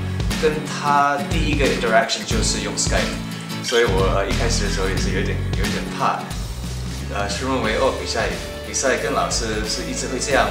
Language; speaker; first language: Chinese; non-native, local second language; English